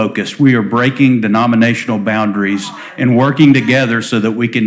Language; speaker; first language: English; native; English